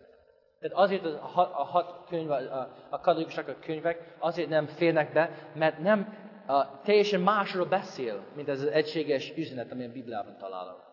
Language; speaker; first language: Hungarian; non-native, fluent; English